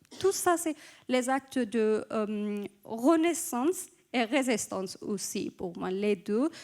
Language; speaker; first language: French; non-native, fluent; Persian